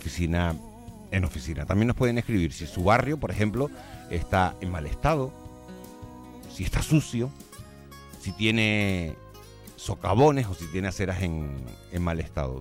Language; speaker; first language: Spanish; native; Spanish